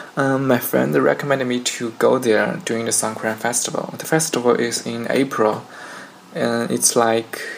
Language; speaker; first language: English; non-native, fluent; Chinese